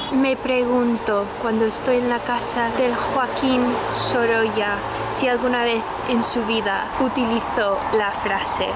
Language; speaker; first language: Spanish; non-native, fluent; English